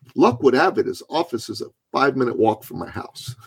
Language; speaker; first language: English; early bilingual, other home language; Persian